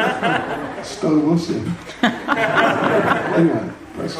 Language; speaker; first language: Russian; non-native, learner; English